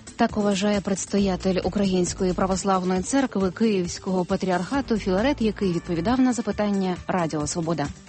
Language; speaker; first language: Ukrainian; native; Ukrainian